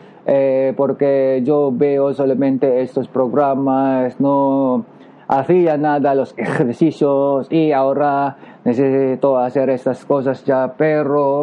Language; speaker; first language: Spanish; non-native, learner; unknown